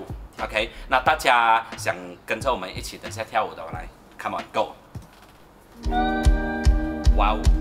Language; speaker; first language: Chinese; native; Chinese